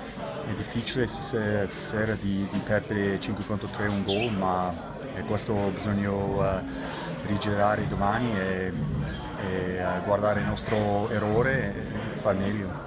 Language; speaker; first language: Italian; non-native, learner; English